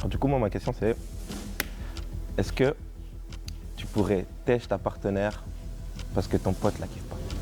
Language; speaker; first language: French; native; French